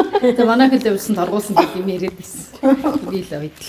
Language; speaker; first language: Mongolian; native; Mongolian